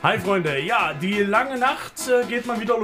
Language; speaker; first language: German; native; German